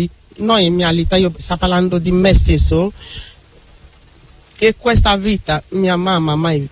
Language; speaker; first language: Italian; non-native, learner; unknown